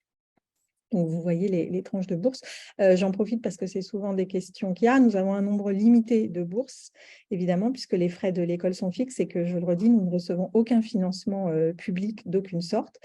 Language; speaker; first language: French; native; French